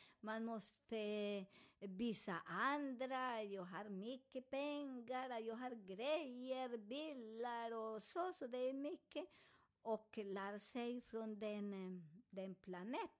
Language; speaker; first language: Swedish; non-native, fluent; Spanish